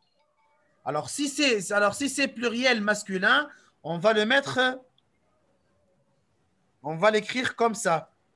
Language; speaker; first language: French; non-native, local second language; Arabic